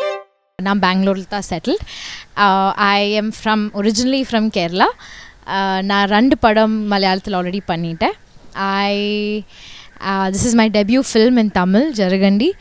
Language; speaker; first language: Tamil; non-native, learner; Malayalam